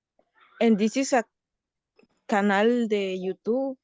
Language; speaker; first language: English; non-native, learner; Spanish